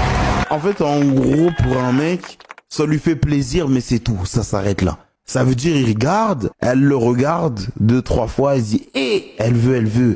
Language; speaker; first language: French; native; French